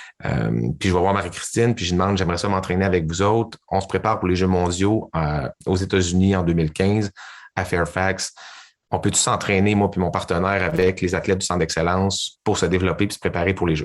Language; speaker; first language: French; native; French